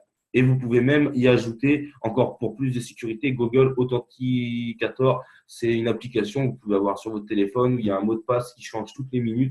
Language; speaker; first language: French; native; French